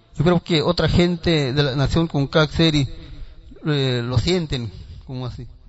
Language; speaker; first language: Spanish; non-native, local second language; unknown